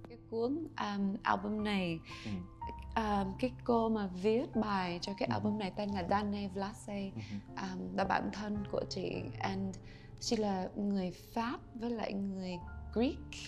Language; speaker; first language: Vietnamese; early bilingual, other home language; English